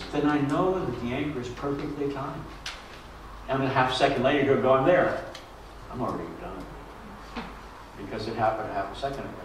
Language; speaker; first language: English; native; English